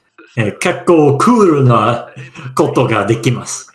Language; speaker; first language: Japanese; non-native, learner; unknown